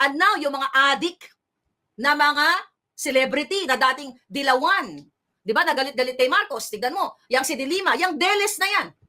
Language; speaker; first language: Filipino; non-native, local second language; Hiligaynon